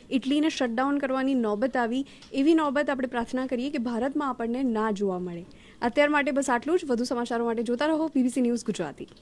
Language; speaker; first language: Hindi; non-native, local second language; Gujarati